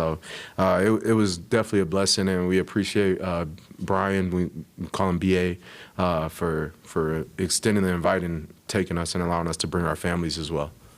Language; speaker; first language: English; native; English